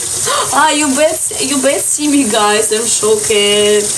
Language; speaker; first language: English; non-native, learner; Russian